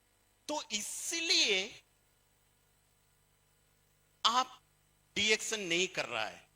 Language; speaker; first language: Hindi; non-native, fluent; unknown